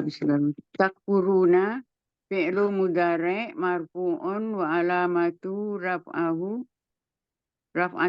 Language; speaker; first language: Arabic; non-native, learner; Indonesian